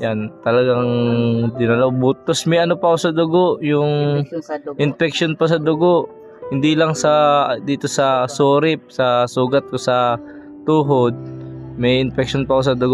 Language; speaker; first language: Filipino; non-native, local second language; Bikol